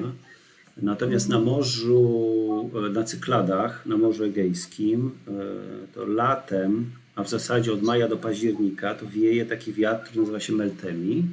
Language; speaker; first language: Polish; native; Polish